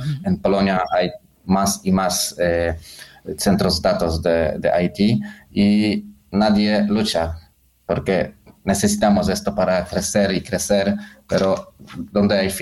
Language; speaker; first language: Spanish; non-native, fluent; Polish